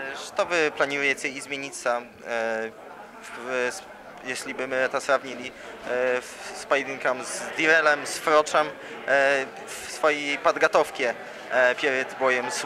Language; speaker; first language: Russian; non-native, fluent; Polish